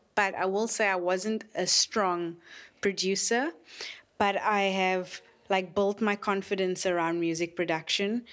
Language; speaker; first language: English; native; English